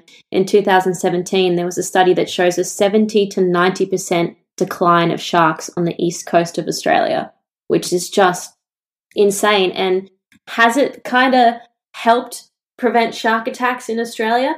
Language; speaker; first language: English; native; English